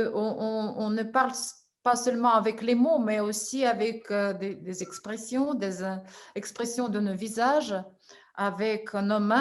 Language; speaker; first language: French; non-native, fluent; Russian